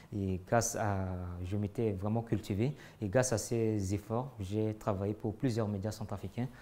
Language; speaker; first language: French; non-native, local second language; Sango